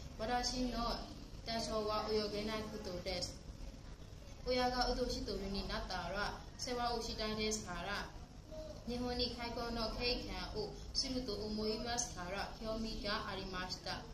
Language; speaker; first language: Japanese; non-native, learner; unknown